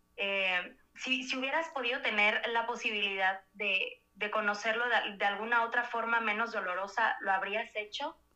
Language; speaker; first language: Spanish; native; Spanish